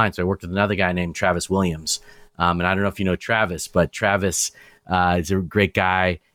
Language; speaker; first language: English; native; English